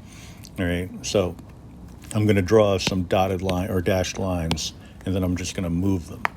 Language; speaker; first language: English; native; English